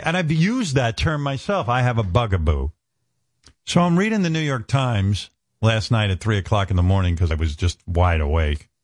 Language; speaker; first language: English; native; English